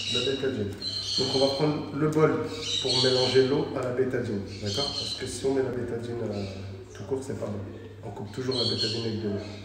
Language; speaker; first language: French; native; French